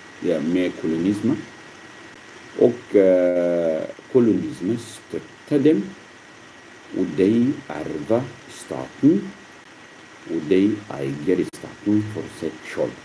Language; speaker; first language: Swedish; non-native, learner; Arabic